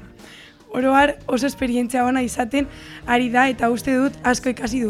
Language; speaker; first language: Basque; non-native, local second language; Spanish